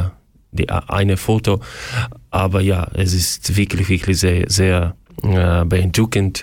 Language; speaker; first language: German; non-native, learner; Ukrainian